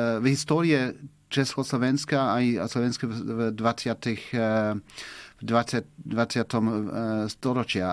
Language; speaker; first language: Slovak; non-native, fluent; English